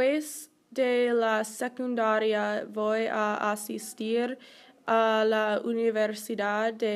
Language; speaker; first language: Spanish; non-native, learner; English